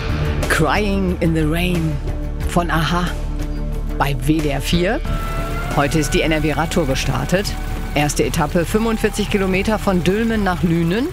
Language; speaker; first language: German; native; German